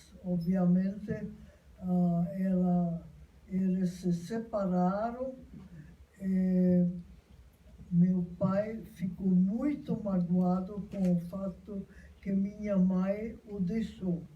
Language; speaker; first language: Portuguese; non-native, fluent; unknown